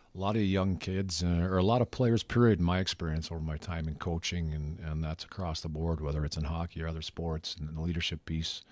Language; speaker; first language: English; native; English